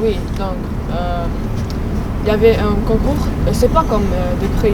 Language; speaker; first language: French; non-native, learner; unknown